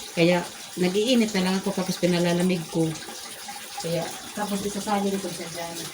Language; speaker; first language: Filipino; non-native, local second language; Cebuano